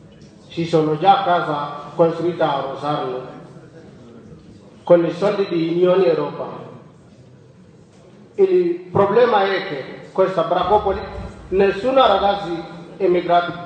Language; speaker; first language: Italian; non-native, learner; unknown